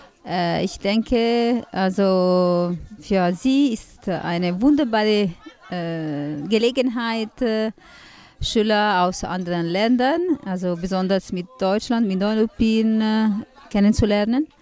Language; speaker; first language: German; non-native, learner; Italian